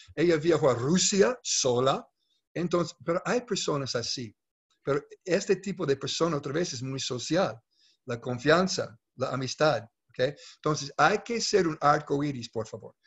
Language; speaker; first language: Spanish; non-native, fluent; English